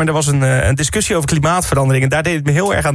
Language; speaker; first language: Dutch; native; Dutch